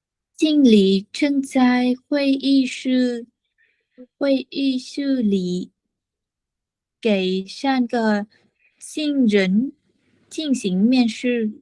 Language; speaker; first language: Chinese; non-native, learner; Vietnamese